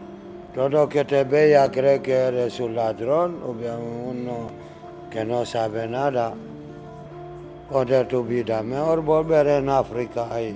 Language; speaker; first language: Spanish; non-native, learner; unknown